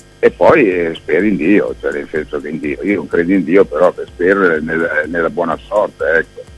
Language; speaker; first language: Italian; native; Italian